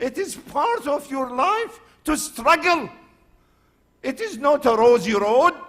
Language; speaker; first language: English; non-native, fluent; Arabic